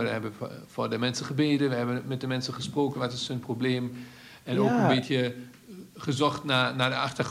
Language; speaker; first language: Dutch; non-native, fluent; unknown